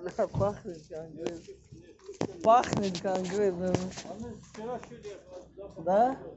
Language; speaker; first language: Russian; non-native, fluent; Tajik